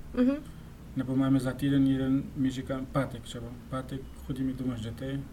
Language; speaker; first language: Czech; non-native, learner; Pashto